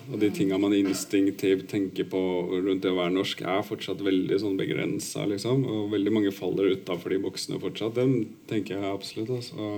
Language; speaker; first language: Norwegian; early bilingual, other home language; Urdu